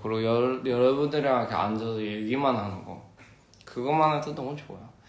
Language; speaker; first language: Korean; early bilingual, other home language; English